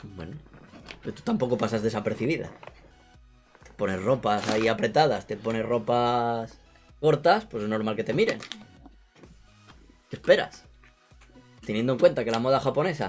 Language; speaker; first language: Spanish; native; Spanish